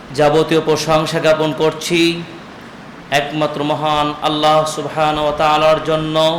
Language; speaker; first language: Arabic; non-native, fluent; Bangla